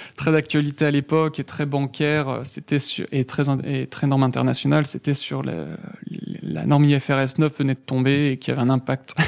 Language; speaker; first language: French; native; French